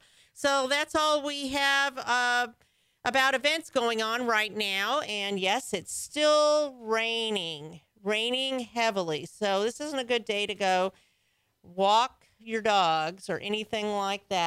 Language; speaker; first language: English; native; English